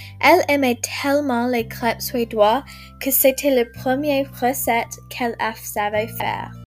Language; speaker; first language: French; non-native, learner; English